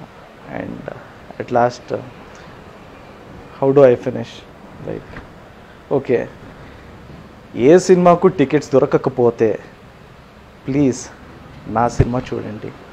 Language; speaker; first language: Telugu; non-native, learner; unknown